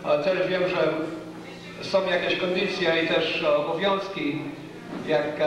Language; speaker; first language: Polish; early bilingual, heritage; English